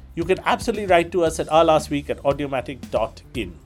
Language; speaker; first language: English; non-native, local second language; Bangla